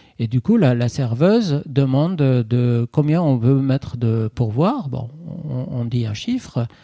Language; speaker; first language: French; non-native, fluent; Persian